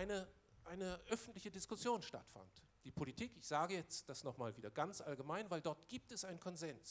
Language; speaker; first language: German; non-native, local second language; Luxembourgish